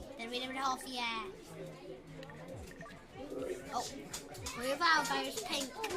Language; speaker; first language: Welsh; non-native, local second language; English